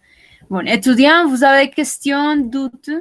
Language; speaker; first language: French; non-native, learner; Spanish